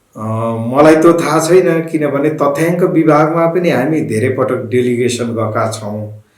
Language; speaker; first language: Nepali; non-native, local second language; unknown